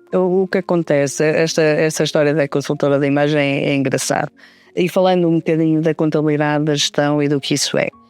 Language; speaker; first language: Portuguese; native; Portuguese